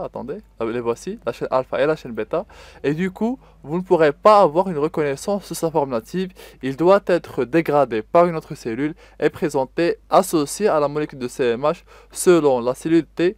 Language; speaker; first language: French; non-native, local second language; Arabic